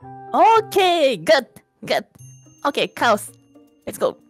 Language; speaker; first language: English; non-native, learner; Japanese